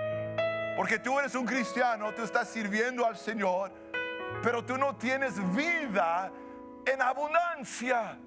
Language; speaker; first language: Spanish; early bilingual, heritage; Spanish